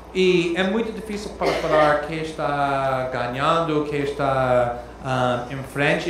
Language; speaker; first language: Portuguese; non-native, fluent; English